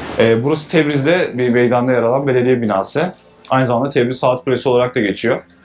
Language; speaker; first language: Turkish; native; Turkish